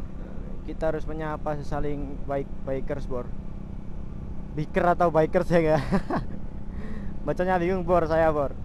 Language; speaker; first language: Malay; non-native, local second language; Javanese